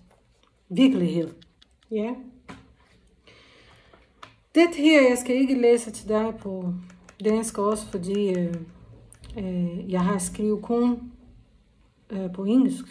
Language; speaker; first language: Danish; non-native, learner; Portuguese